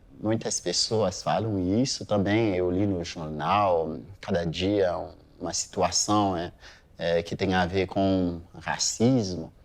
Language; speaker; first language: Portuguese; non-native, fluent; Haitian Creole